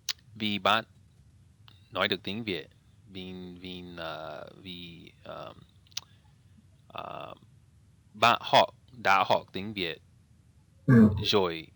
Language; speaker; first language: Vietnamese; non-native, learner; English